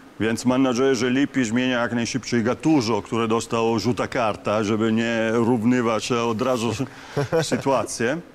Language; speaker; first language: Polish; non-native, fluent; Italian